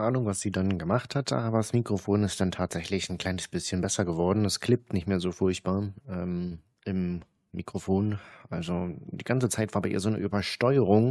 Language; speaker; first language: German; native; German